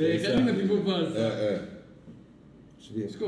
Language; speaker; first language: Arabic; native; Arabic